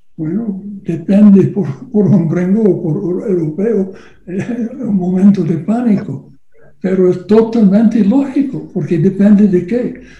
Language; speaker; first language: Spanish; non-native, learner; English